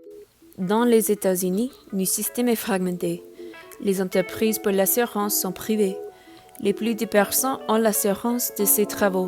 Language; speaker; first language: French; non-native, learner; English